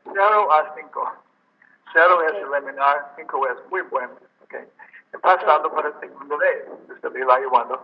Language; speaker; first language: Spanish; non-native, learner; English